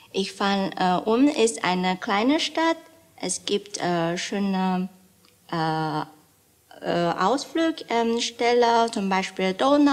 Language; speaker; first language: German; non-native, fluent; Chinese